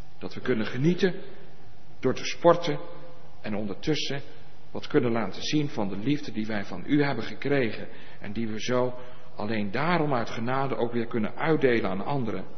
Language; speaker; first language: Dutch; native; Dutch